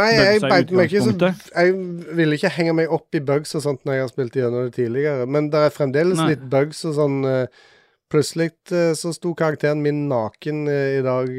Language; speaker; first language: Norwegian; native; Norwegian